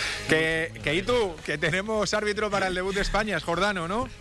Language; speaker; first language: Spanish; native; Spanish